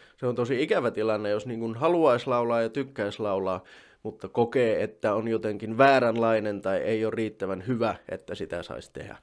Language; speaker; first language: Finnish; native; Finnish